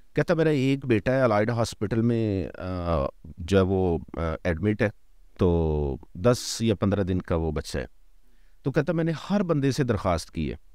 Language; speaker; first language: Urdu; non-native, local second language; Punjabi